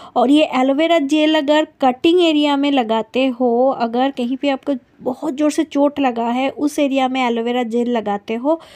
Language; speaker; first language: Hindi; non-native, local second language; Bangla